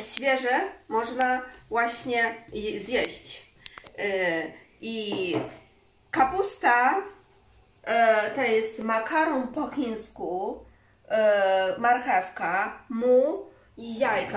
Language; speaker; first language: Polish; non-native, learner; Chinese